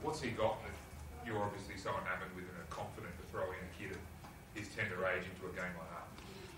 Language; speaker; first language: English; native; English